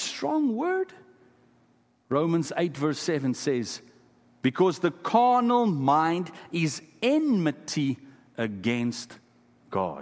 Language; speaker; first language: English; non-native, local second language; Afrikaans